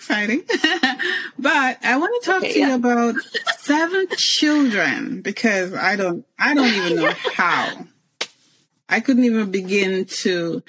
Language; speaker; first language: English; native; English